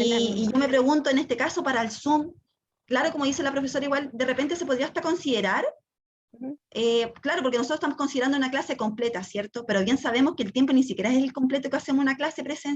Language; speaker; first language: Spanish; native; Spanish